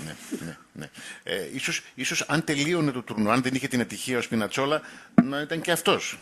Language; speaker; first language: Greek; native; Greek